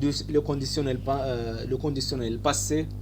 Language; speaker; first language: French; non-native, fluent; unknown